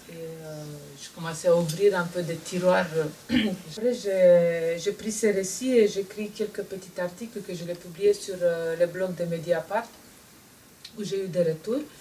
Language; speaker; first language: French; non-native, fluent; Romanian